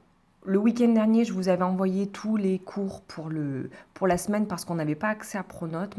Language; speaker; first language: French; native; French